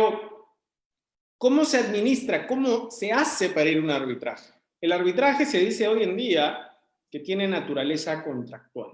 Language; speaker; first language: Spanish; native; Spanish